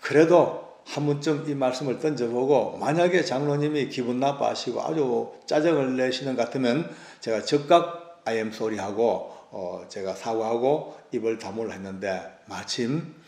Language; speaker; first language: Korean; native; Korean